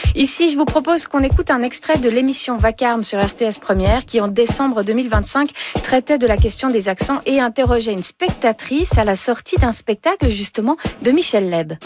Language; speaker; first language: French; native; French